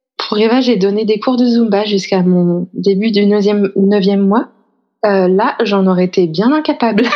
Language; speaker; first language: French; native; French